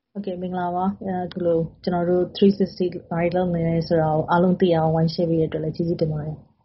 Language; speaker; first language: Burmese; native; Burmese